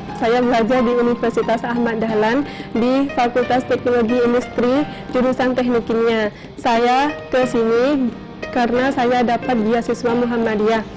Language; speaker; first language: Indonesian; non-native, learner; Thai